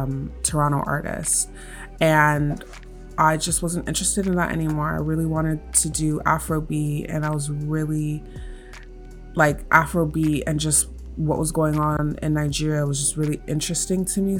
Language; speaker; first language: English; native; English